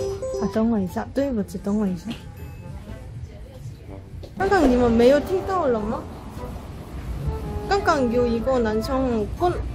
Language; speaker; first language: Chinese; non-native, learner; Korean